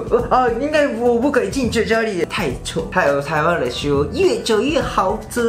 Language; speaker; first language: Chinese; non-native, fluent; Japanese